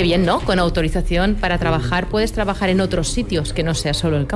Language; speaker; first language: Spanish; native; Spanish